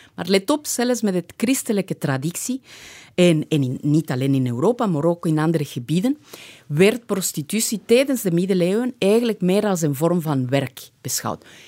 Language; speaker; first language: Dutch; non-native, fluent; Spanish